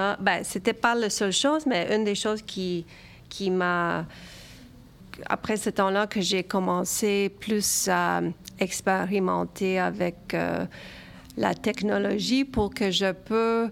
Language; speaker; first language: French; early bilingual, other home language; Romanian